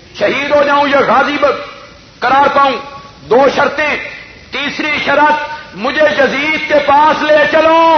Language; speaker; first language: Urdu; non-native, local second language; Punjabi